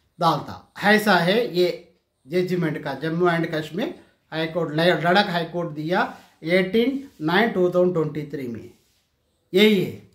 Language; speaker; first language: Hindi; non-native, local second language; Telugu